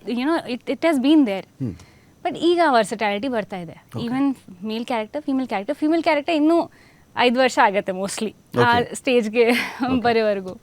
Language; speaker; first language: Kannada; non-native, fluent; Hindi